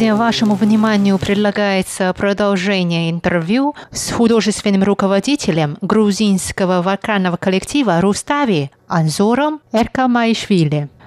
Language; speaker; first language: Russian; non-native, fluent; Chinese